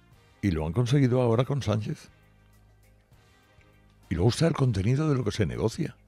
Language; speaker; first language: Spanish; native; Spanish